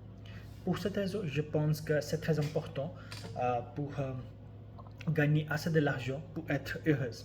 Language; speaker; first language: French; non-native, learner; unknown